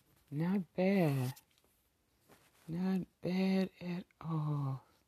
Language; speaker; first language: English; native; English